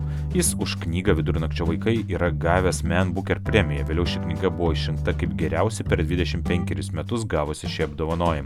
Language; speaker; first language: Lithuanian; native; Lithuanian